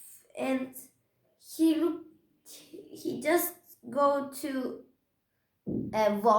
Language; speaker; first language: English; non-native, learner; Turkish